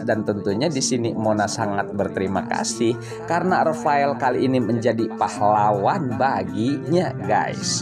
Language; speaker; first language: Indonesian; native; Indonesian